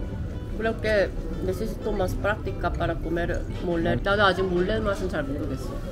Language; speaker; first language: Spanish; non-native, fluent; Korean